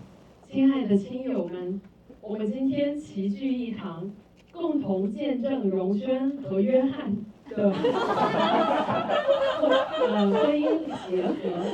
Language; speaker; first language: Chinese; native; Chinese